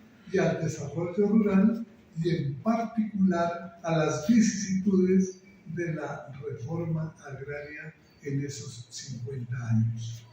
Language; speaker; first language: Spanish; native; Spanish